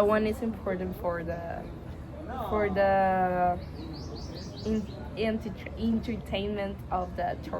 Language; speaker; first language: English; non-native, learner; Spanish